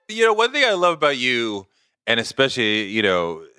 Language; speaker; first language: English; native; English